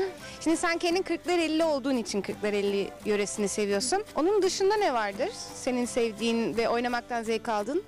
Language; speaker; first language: Turkish; native; Turkish